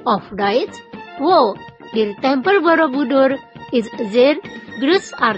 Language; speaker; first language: German; non-native, fluent; Indonesian